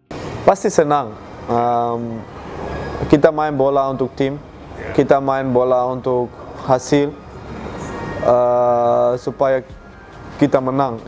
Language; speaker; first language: Indonesian; non-native, fluent; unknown